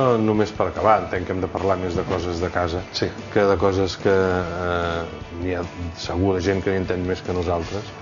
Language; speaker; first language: Catalan; native; Catalan